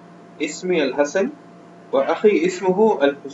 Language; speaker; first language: Arabic; non-native, learner; Urdu